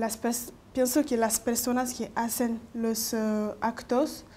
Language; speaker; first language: Spanish; non-native, local second language; French